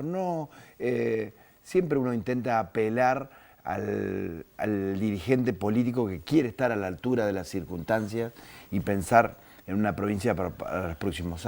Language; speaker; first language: Spanish; native; Spanish